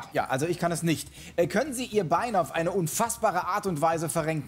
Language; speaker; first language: German; native; German